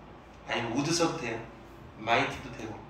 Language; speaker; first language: Korean; native; Korean